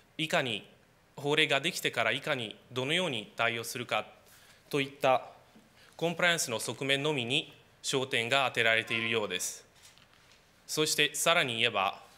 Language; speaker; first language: Japanese; non-native, fluent; Romanian